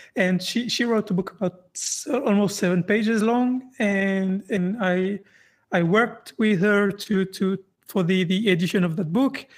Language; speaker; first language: English; non-native, fluent; French